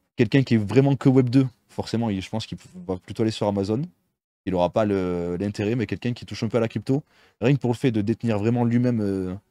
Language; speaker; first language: French; native; French